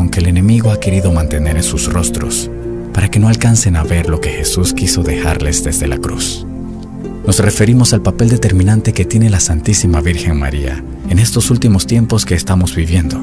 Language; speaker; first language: Spanish; native; Spanish